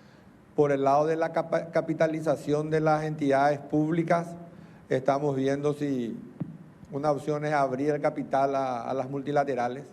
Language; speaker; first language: Spanish; native; Spanish